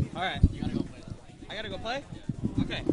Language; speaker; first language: English; native; English